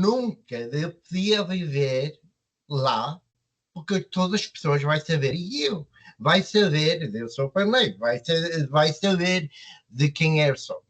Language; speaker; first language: Portuguese; early bilingual, heritage; Portuguese